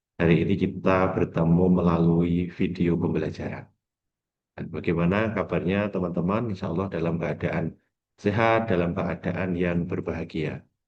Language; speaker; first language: Indonesian; non-native, local second language; Javanese